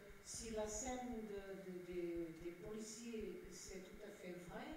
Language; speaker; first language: French; non-native, fluent; Portuguese